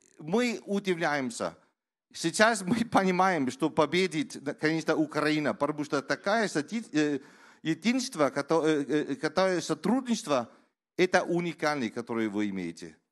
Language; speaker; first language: Russian; non-native, learner; Danish